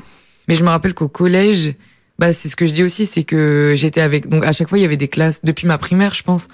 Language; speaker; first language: French; native; French